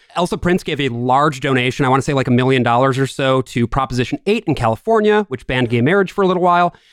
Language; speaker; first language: English; native; English